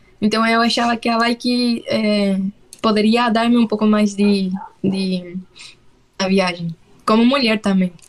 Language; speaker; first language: Portuguese; non-native, fluent; Spanish